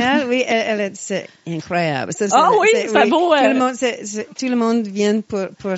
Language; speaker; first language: French; non-native, local second language; English